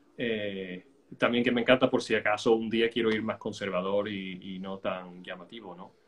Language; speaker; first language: Spanish; non-native, fluent; English